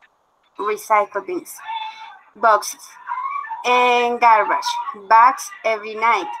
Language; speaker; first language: English; non-native, learner; Spanish